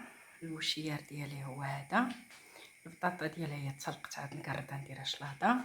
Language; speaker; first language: Arabic; native; Arabic